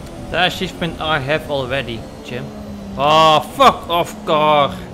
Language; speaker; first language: English; non-native, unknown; Dutch